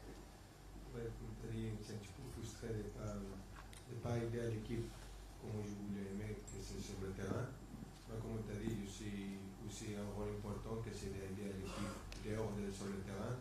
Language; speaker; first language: French; non-native, fluent; Spanish